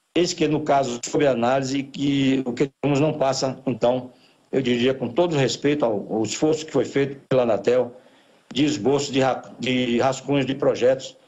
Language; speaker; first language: Portuguese; native; Portuguese